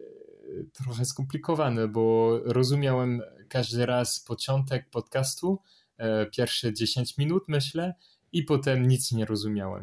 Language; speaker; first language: Polish; non-native, learner; French